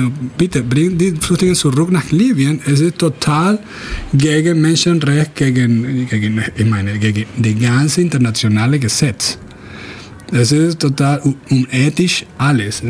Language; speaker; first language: German; non-native, fluent; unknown